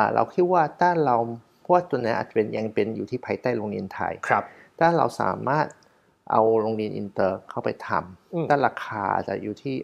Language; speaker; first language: Thai; non-native, fluent; Chinese